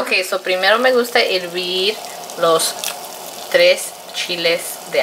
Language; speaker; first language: Spanish; early bilingual, heritage; Spanish